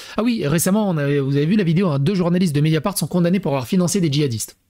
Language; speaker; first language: French; native; French